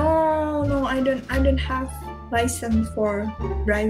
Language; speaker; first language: English; non-native, learner; Indonesian